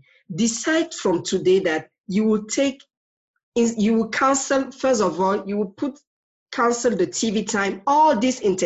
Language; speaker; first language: English; non-native, local second language; French